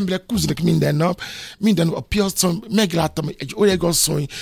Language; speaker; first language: Hungarian; non-native, fluent; Yoruba